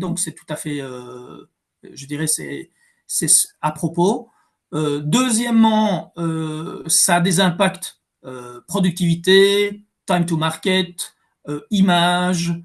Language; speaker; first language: French; native; French